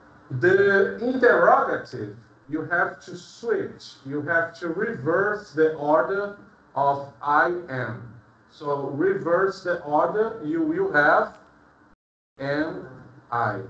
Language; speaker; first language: English; non-native, fluent; Portuguese